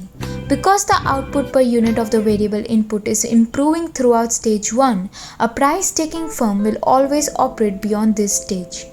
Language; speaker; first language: English; non-native, local second language; Gujarati